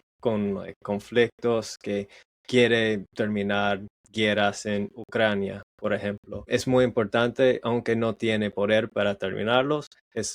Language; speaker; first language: Spanish; non-native, learner; English